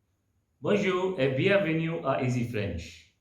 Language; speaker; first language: French; non-native, fluent; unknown